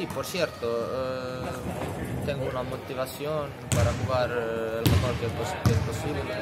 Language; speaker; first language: Spanish; non-native, fluent; Serbian